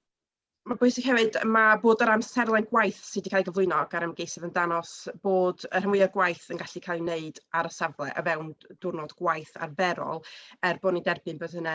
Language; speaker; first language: Welsh; native; Welsh